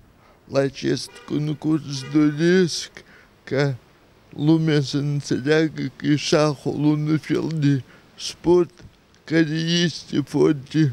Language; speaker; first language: Romanian; non-native, local second language; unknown